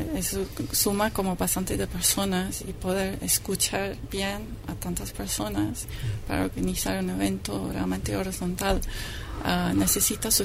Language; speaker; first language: Spanish; non-native, fluent; English